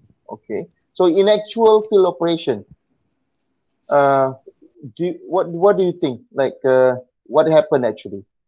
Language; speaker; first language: English; non-native, local second language; Malay